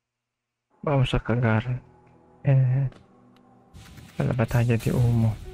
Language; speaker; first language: Spanish; non-native, fluent; Filipino